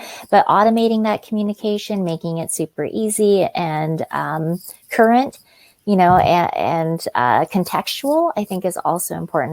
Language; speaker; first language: English; native; English